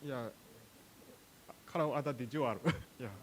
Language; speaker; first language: Indonesian; non-native, learner; Japanese